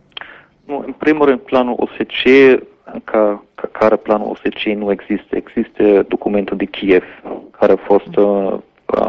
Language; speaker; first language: Romanian; non-native, fluent; German